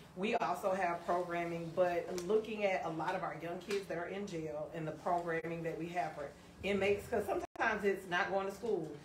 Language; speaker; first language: English; native; English